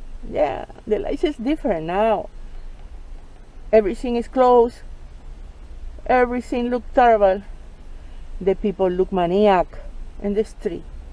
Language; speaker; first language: English; non-native, learner; Spanish